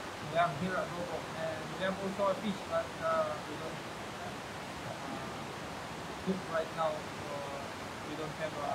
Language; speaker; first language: English; non-native, local second language; Filipino